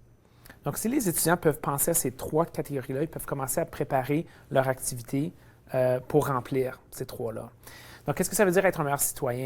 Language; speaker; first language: French; native; French